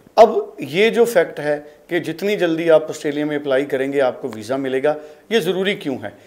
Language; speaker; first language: Hindi; non-native, local second language; Punjabi